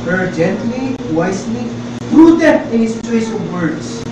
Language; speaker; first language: English; non-native, local second language; Filipino